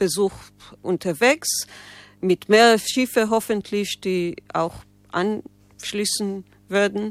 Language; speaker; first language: German; non-native, learner; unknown